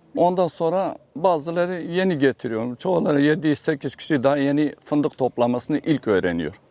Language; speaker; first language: Turkish; non-native, local second language; Kurdish